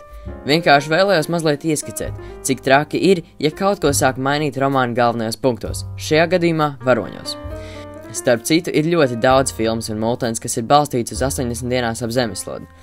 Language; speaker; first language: Latvian; native; Latvian